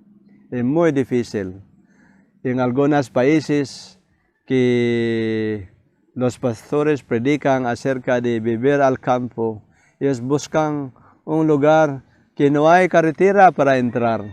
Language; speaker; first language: Spanish; non-native, fluent; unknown